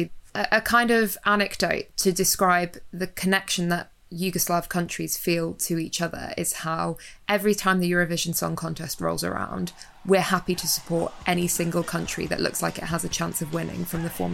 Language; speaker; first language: English; native; English